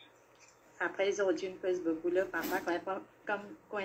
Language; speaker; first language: French; non-native, learner; Morisyen